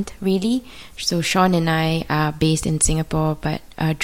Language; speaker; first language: English; native; English